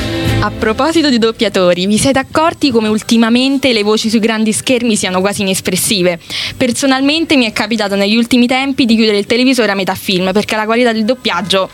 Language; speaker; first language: Italian; native; Italian